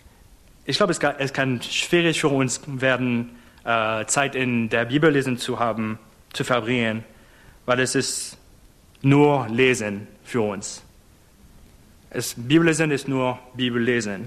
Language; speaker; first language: German; non-native, fluent; English